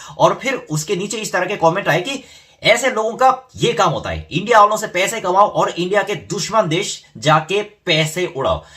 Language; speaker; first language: Hindi; non-native, fluent; Korean